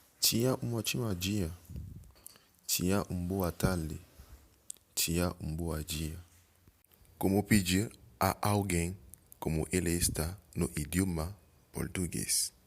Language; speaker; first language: Portuguese; non-native, learner; Haitian Creole